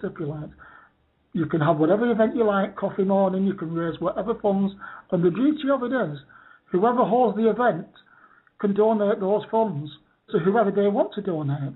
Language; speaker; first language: English; native; English